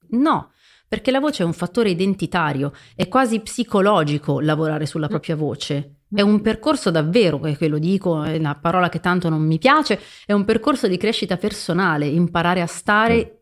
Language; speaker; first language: Italian; native; Italian